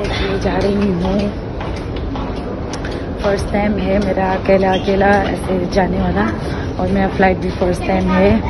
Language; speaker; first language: Hindi; non-native, local second language; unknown